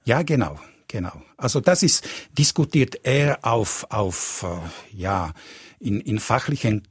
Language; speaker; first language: German; non-native, fluent; Slovak